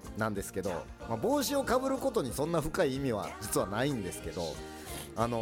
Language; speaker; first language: Japanese; early bilingual, other home language; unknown